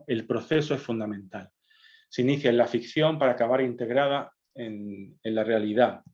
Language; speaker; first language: Spanish; native; Spanish